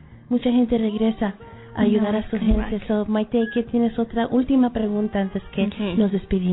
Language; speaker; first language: Spanish; early bilingual, heritage; Spanish